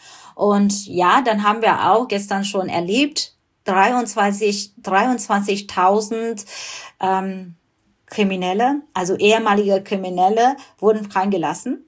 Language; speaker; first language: German; non-native, fluent; Burmese